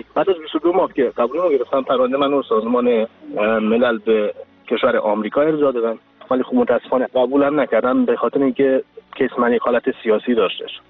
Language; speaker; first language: Persian; non-native, local second language; Kurdish